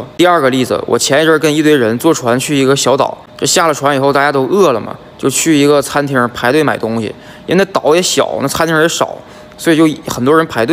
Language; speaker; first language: Chinese; native; Chinese